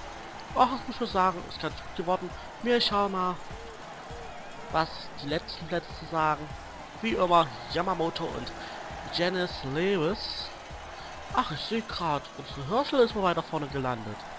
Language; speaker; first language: German; native; German